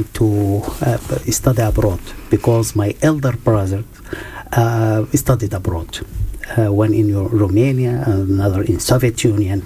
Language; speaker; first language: English; non-native, fluent; Arabic